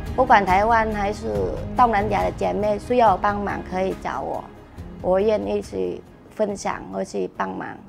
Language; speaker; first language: Chinese; non-native, fluent; Vietnamese